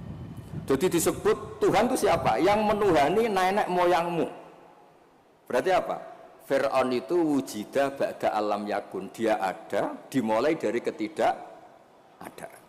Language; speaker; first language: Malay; non-native, local second language; Javanese